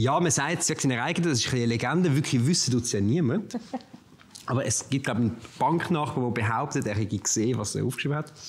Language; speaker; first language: German; native; German